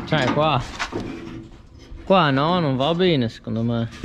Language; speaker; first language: Italian; native; Italian